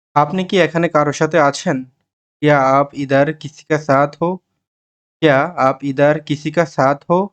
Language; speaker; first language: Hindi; non-native, learner; Bangla